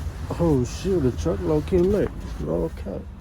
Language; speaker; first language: English; native; English